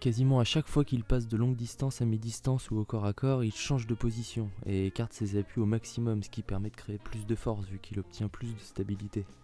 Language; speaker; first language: French; native; French